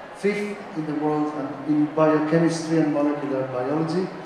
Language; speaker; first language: English; non-native, fluent; Spanish